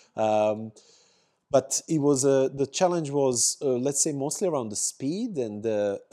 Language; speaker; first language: English; non-native, fluent; Serbian